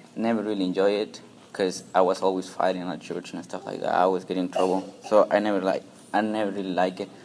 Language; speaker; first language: English; non-native, fluent; Spanish